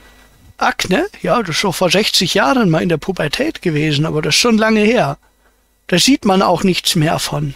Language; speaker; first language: German; native; German